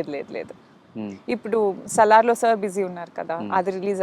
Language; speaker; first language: Telugu; non-native, learner; Kannada